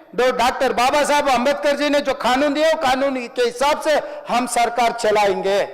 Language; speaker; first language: Hindi; non-native, local second language; Telugu